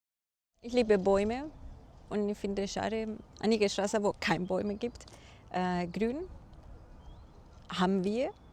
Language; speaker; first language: German; non-native, fluent; Spanish